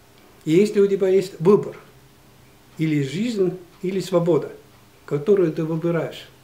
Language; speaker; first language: Russian; non-native, fluent; Estonian